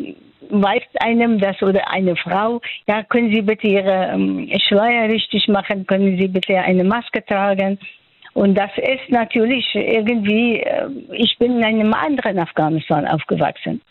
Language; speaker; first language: German; non-native, fluent; Persian